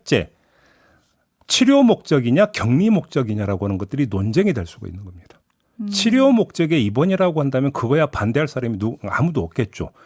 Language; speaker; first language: Korean; native; Korean